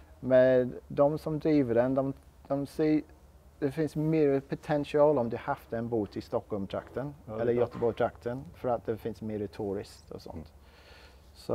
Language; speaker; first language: Swedish; non-native, learner; English